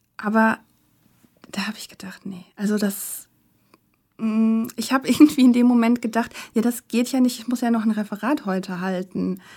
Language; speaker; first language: German; native; German